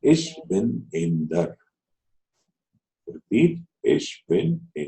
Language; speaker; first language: German; non-native, fluent; Telugu